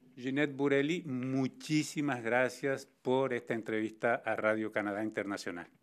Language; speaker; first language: Spanish; native; Spanish